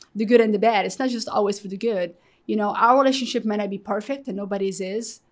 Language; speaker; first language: English; early bilingual, other home language; Arabic